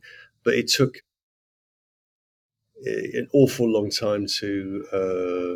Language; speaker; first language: English; native; English